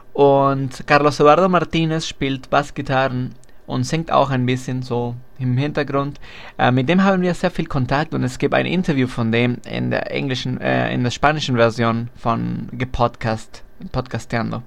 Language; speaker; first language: German; non-native, fluent; Spanish